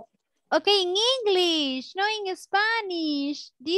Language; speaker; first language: English; non-native, fluent; Spanish